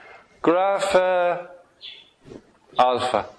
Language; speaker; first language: Greek; non-native, fluent; English